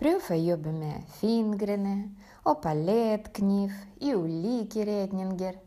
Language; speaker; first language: Norwegian; non-native, fluent; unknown